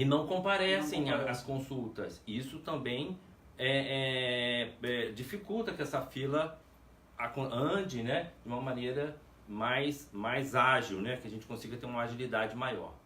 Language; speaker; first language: Portuguese; native; Portuguese